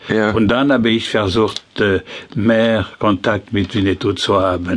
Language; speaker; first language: German; non-native, learner; French